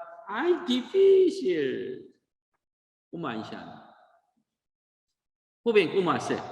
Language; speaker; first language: Spanish; non-native, learner; Korean